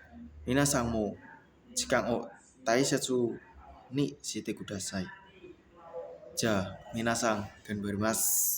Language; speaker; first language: Japanese; non-native, learner; Indonesian